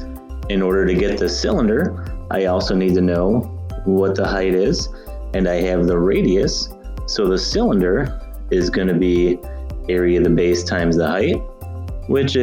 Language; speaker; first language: English; native; English